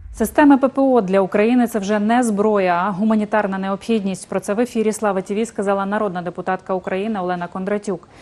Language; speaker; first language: Ukrainian; native; Ukrainian